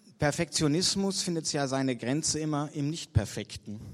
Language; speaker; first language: German; native; German